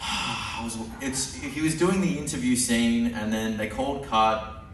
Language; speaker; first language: English; native; English